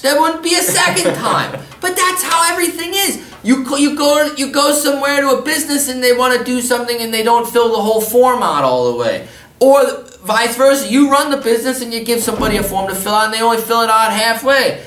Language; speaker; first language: English; early bilingual, other home language; German